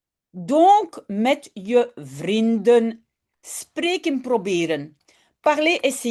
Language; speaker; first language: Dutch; non-native, fluent; French